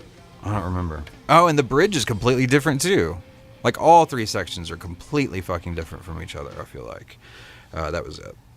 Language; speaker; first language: English; native; English